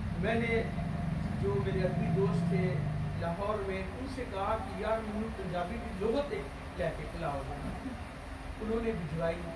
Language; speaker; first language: Urdu; non-native, local second language; Punjabi